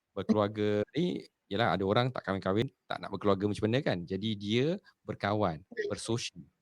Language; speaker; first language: Malay; native; Malay